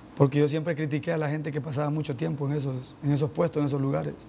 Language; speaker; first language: Spanish; native; Spanish